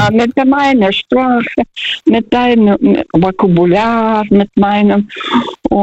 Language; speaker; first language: German; non-native, fluent; Russian